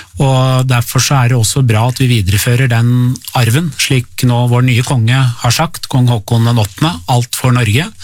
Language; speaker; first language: Norwegian; early bilingual, other home language; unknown